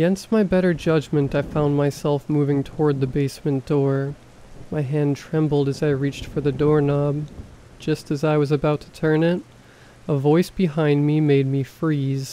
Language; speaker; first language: English; native; English